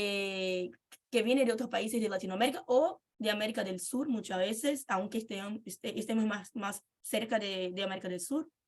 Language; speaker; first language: Spanish; non-native, fluent; Portuguese